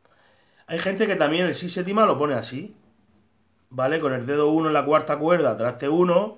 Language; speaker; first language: Spanish; native; Spanish